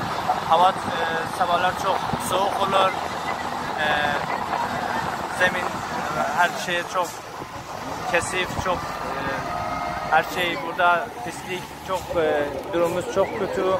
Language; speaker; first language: Turkish; non-native, learner; Persian